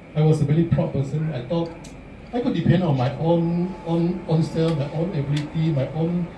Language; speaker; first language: English; non-native, local second language; Min Nan Chinese